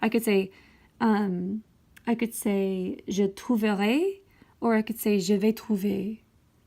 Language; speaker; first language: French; non-native, fluent; English